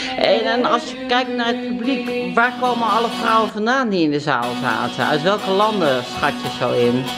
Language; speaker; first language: Dutch; native; Dutch